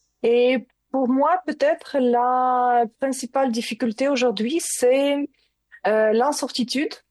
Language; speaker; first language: French; non-native, learner; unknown